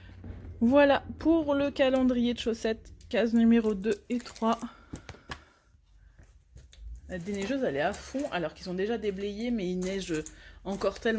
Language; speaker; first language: French; native; French